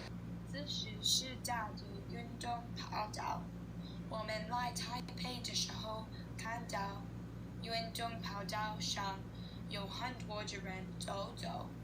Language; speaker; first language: Chinese; non-native, learner; English